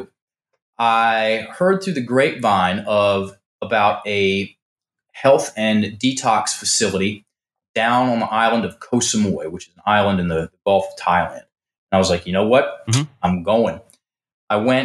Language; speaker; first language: English; native; English